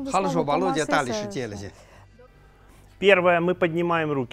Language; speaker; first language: Russian; native; Russian